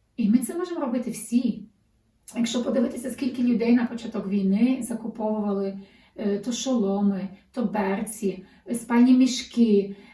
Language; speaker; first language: Ukrainian; early bilingual, heritage; Ukrainian